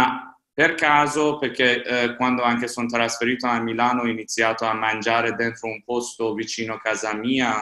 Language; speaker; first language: Italian; non-native, fluent; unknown